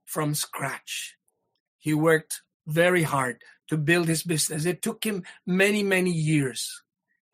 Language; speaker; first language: English; non-native, local second language; Hiligaynon